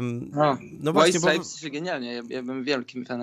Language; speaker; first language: Polish; early bilingual, heritage; Polish